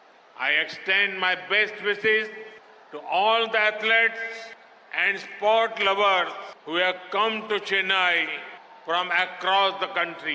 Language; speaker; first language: English; non-native, local second language; Gujarati